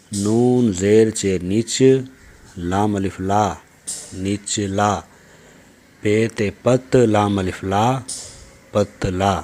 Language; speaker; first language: Urdu; native; Urdu